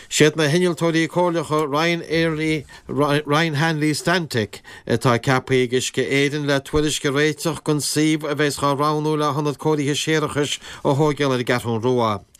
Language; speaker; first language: Irish; native; Irish